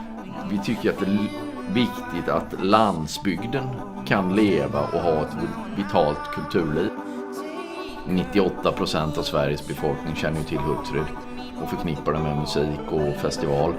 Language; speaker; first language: Swedish; native; Swedish